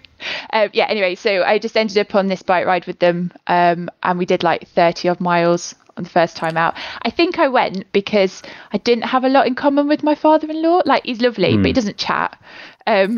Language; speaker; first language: English; native; English